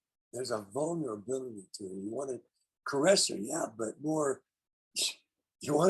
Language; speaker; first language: English; native; English